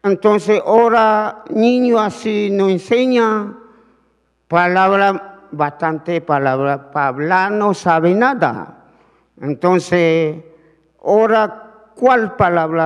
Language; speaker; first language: Spanish; non-native, learner; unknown